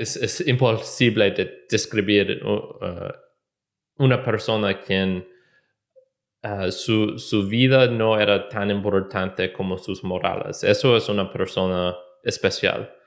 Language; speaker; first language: Spanish; non-native, learner; English